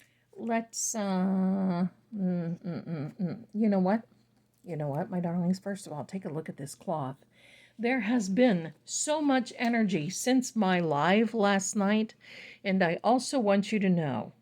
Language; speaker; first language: English; native; English